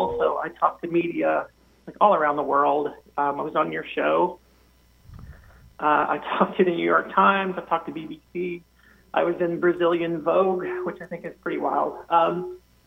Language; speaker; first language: English; native; English